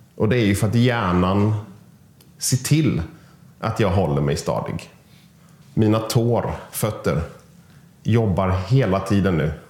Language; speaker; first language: Swedish; native; Swedish